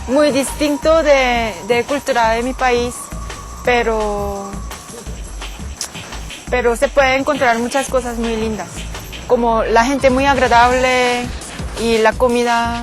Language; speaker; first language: Spanish; non-native, learner; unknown